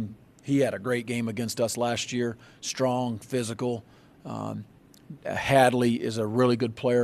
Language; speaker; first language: English; native; English